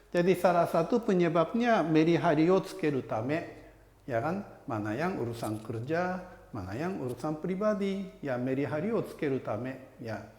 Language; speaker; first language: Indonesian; non-native, fluent; Japanese